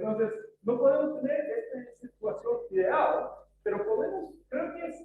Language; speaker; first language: Spanish; non-native, fluent; English